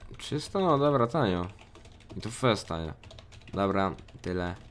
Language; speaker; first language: Polish; native; Polish